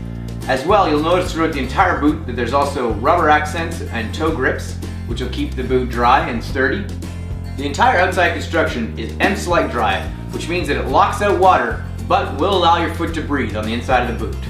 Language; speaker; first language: English; native; English